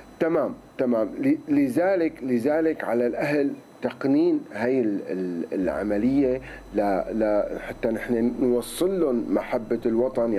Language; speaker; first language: Arabic; native; Arabic